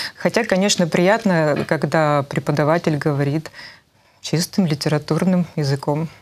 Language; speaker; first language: Russian; native; Russian